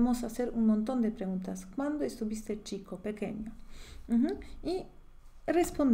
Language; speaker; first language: Spanish; non-native, fluent; Polish